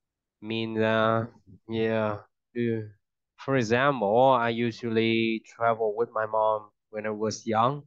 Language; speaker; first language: English; non-native, fluent; Vietnamese